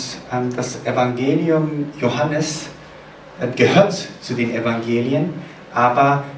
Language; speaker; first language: German; non-native, fluent; Korean